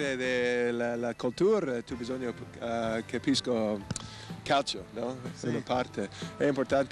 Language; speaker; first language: Italian; non-native, learner; English